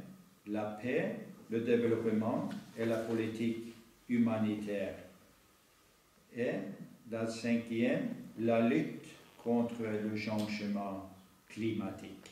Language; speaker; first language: French; non-native, fluent; Norwegian